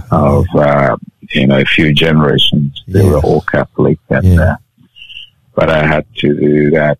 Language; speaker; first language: English; non-native, local second language; Bemba